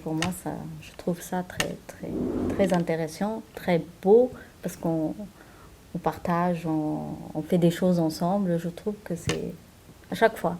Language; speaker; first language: French; non-native, fluent; Portuguese